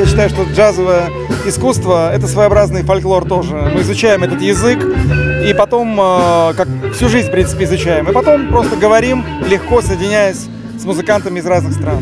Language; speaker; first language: Russian; native; Russian